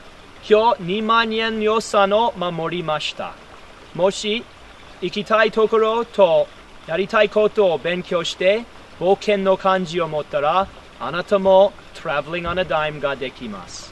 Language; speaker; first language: Japanese; non-native, learner; English